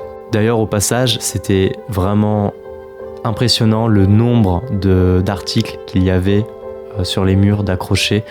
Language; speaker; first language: French; native; French